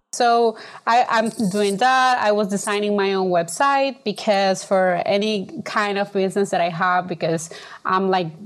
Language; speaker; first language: English; non-native, fluent; Spanish